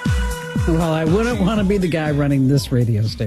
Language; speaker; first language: English; native; English